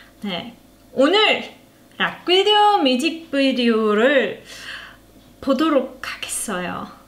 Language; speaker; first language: Korean; non-native, learner; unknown